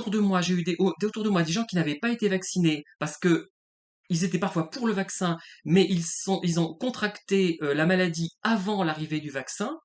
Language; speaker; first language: French; native; French